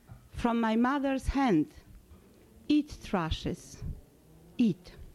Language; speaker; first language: English; non-native, fluent; Polish